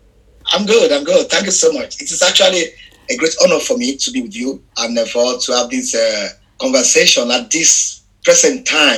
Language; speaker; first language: English; non-native, local second language; Yoruba